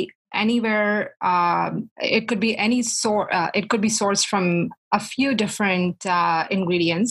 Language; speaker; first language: English; non-native, local second language; Tamil